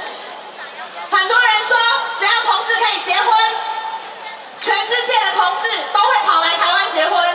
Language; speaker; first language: Chinese; native; Chinese